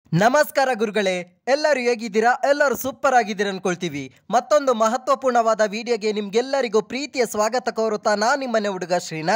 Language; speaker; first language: Kannada; native; Kannada